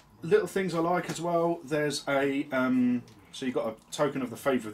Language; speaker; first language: English; native; English